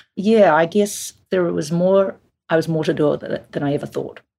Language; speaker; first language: English; native; English